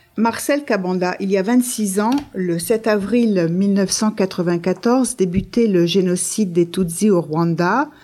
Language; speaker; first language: French; native; French